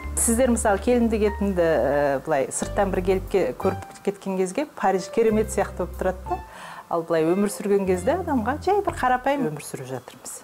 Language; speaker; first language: Kazakh; native; Kazakh